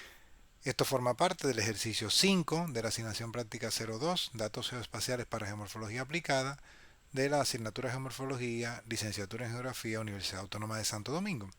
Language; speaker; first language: Spanish; native; Spanish